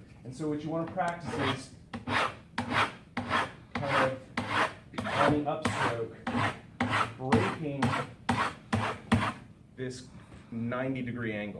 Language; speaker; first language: English; native; English